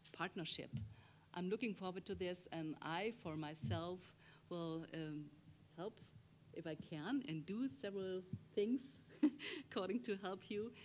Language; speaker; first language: English; non-native, fluent; German